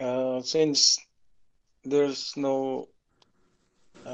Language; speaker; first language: English; non-native, local second language; Filipino